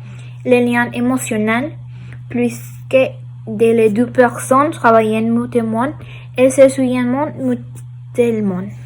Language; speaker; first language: French; non-native, learner; Spanish